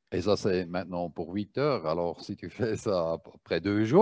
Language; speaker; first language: French; non-native, fluent; German